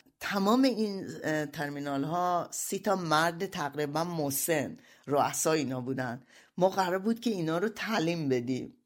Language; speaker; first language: Persian; native; Persian